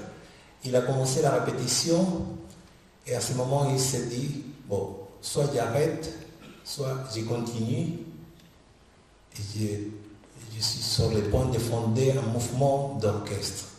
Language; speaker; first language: French; non-native, fluent; Spanish